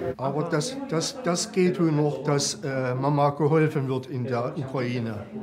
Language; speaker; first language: German; native; German